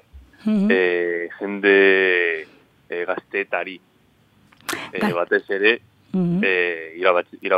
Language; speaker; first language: Basque; non-native, local second language; Spanish